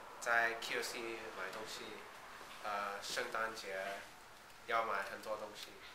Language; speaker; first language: Chinese; non-native, learner; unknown